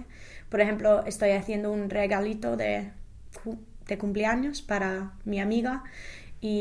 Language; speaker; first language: Spanish; non-native, fluent; English